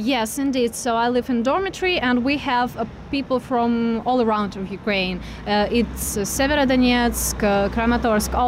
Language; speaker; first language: English; non-native, fluent; Russian